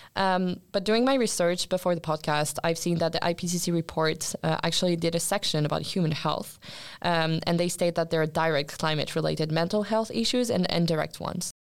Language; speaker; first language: English; non-native, fluent; French